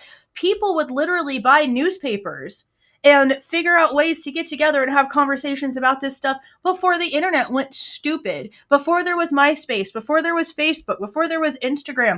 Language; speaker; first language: English; native; English